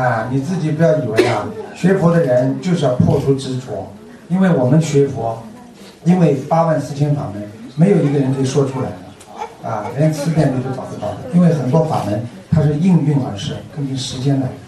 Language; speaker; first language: Chinese; native; Chinese